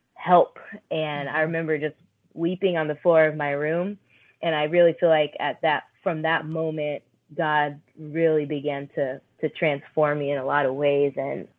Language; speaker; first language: English; native; English